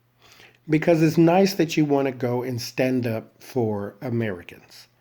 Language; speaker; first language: English; native; English